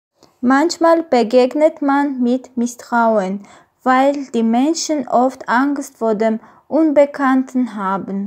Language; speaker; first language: German; non-native, learner; Armenian